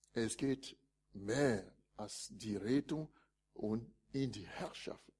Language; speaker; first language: German; non-native, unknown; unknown